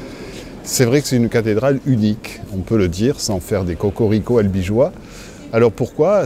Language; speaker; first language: French; native; French